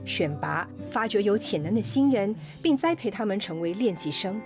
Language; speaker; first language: Chinese; native; Chinese